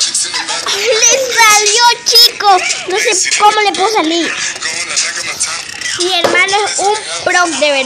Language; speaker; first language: Spanish; native; Spanish